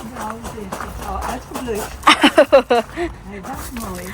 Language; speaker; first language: Dutch; native; Dutch